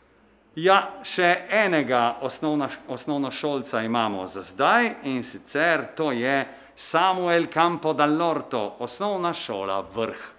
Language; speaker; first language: Slovenian; native; Slovenian